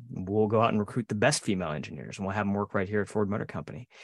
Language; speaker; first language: English; native; English